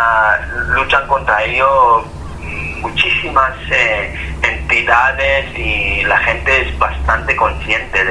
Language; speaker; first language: Spanish; non-native, fluent; Hebrew